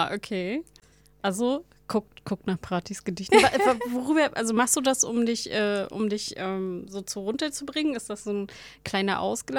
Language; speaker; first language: German; native; German